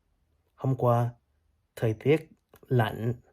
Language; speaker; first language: Vietnamese; early bilingual, heritage; Vietnamese